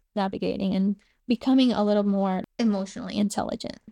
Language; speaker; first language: English; non-native, fluent; Spanish